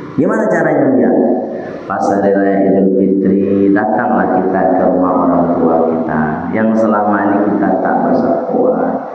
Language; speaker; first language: Malay; non-native, local second language; Minangkabau